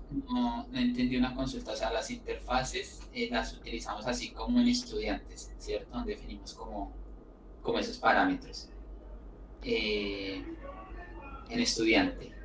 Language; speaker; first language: Spanish; native; Spanish